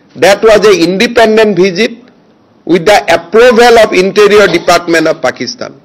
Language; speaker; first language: English; non-native, local second language; Assamese